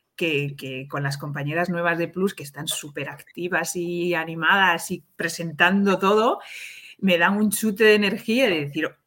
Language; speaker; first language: Spanish; native; Spanish